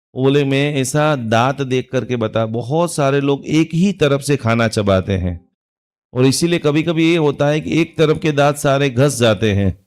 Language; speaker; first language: Hindi; non-native, local second language; Gujarati